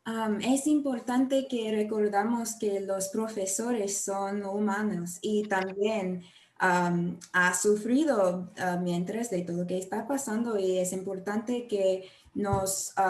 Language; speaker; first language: Spanish; non-native, learner; English